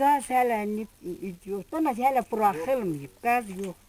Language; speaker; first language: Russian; non-native, learner; Azerbaijani